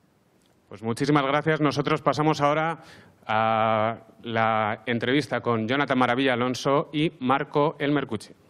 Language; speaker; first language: Spanish; native; Spanish